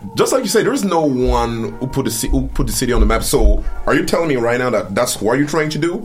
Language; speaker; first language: English; early bilingual, other home language; French